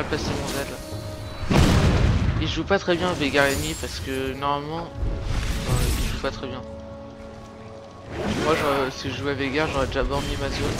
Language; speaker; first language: French; native; French